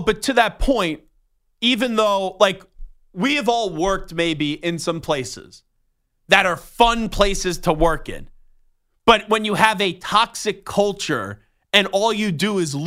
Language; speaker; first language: English; native; English